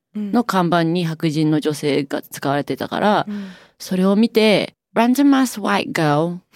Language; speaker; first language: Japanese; native; Japanese